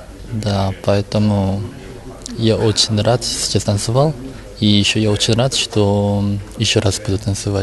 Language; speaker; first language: Russian; non-native, learner; Korean